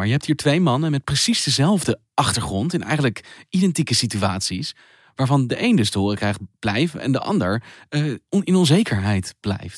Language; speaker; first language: Dutch; native; Dutch